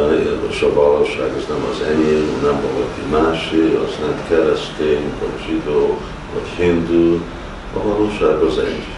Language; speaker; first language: Hungarian; early bilingual, heritage; Hungarian